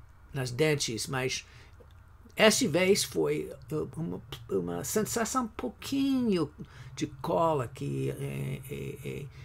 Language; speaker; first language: Portuguese; non-native, fluent; English